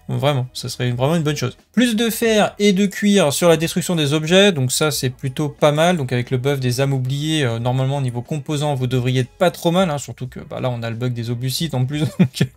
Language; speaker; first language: French; native; French